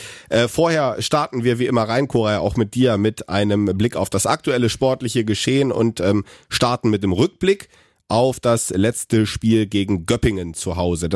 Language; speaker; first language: German; native; German